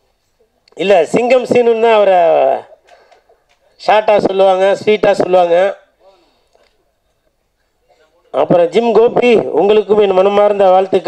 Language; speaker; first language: Tamil; native; Tamil